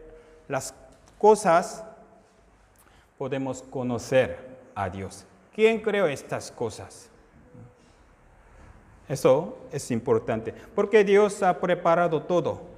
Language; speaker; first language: Spanish; non-native, fluent; Korean